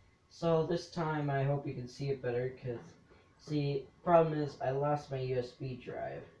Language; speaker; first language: English; native; English